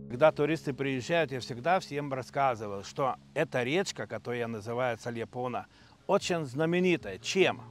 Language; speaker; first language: Russian; non-native, local second language; Lithuanian